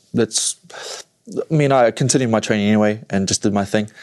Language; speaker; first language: English; native; English